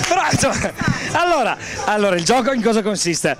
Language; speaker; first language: Italian; native; Italian